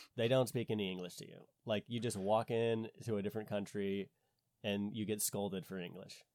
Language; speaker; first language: English; native; English